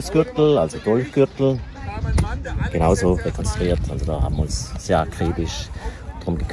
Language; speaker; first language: German; native; German